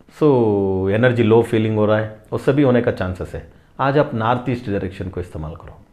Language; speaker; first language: Hindi; non-native, local second language; Tamil